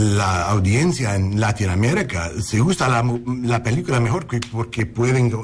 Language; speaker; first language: Spanish; early bilingual, heritage; English